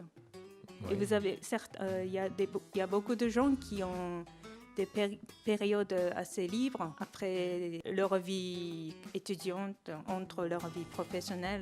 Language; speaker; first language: French; non-native, fluent; Japanese